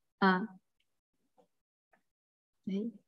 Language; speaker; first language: English; non-native, learner; Indonesian